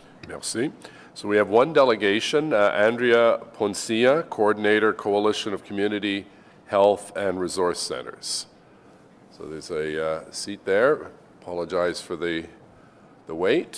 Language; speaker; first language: English; native; English